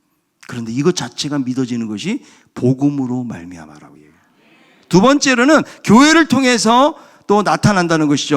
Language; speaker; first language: Korean; native; Korean